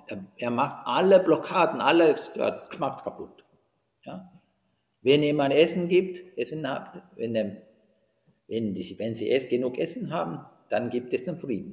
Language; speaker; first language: German; non-native, fluent; Sinhala